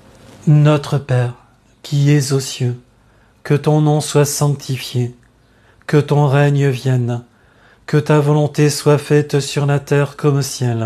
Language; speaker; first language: French; native; French